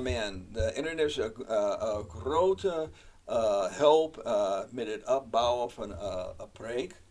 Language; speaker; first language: Dutch; non-native, fluent; English